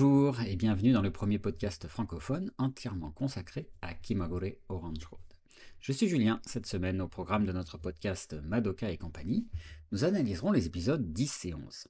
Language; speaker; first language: French; native; French